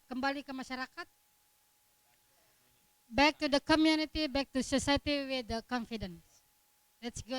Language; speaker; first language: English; non-native, learner; Indonesian